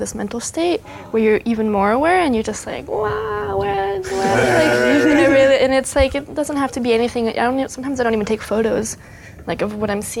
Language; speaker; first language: English; early bilingual, other home language; Spanish